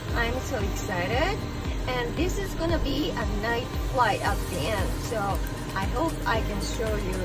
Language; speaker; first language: English; non-native, fluent; Japanese